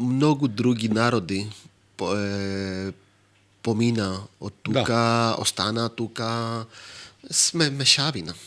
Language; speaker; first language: Macedonian; non-native, fluent; Greek